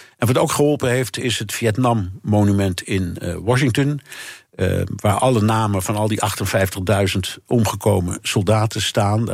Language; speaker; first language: Dutch; native; Dutch